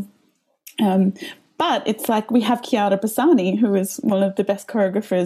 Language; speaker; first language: English; native; English